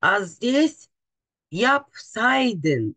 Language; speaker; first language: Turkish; non-native, fluent; Russian